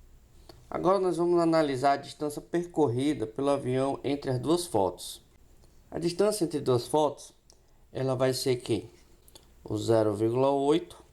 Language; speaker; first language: Portuguese; native; Portuguese